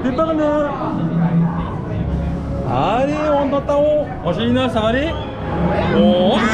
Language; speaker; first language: French; native; French